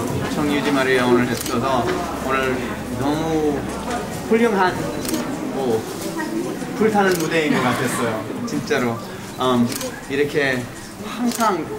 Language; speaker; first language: Korean; early bilingual, heritage; English